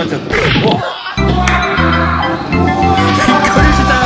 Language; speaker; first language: Japanese; non-native, fluent; English